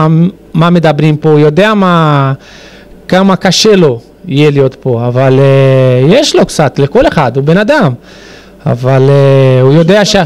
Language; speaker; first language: Hebrew; non-native, fluent; Portuguese